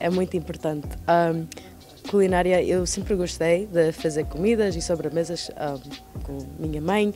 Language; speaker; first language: Portuguese; early bilingual, heritage; Portuguese